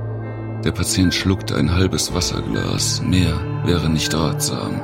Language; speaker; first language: German; native; German